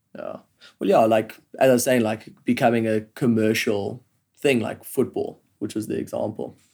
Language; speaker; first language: English; native; English